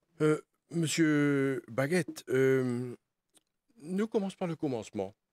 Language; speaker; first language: French; non-native, local second language; Morisyen